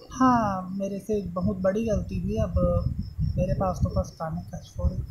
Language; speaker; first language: Hindi; native; Hindi